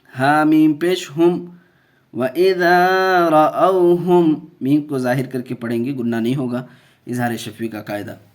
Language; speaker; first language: Urdu; native; Urdu